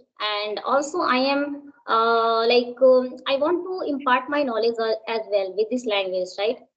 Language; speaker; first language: English; non-native, local second language; Hindi